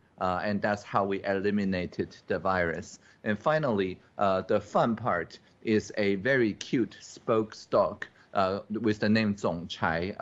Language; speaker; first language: English; non-native, fluent; Chinese